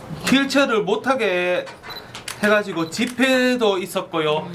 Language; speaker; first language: Korean; native; Korean